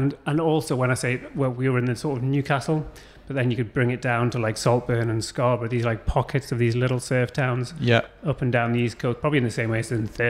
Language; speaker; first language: English; native; English